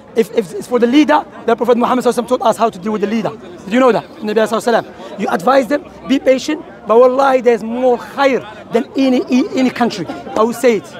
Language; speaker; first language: English; non-native, fluent; Arabic